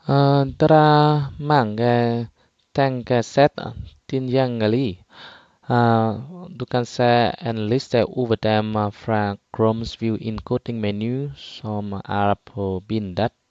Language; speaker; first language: Norwegian; non-native, fluent; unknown